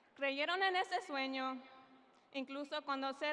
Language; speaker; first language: Spanish; early bilingual, heritage; Spanish